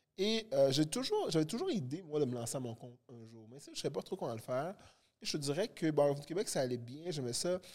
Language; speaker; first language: French; early bilingual, other home language; Haitian Creole